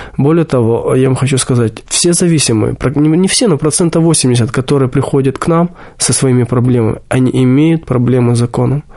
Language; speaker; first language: Russian; native; Russian